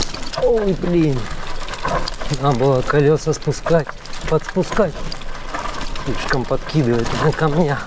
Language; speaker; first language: Russian; native; Russian